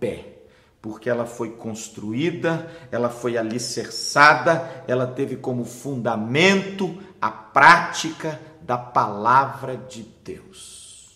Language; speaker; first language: Portuguese; native; Portuguese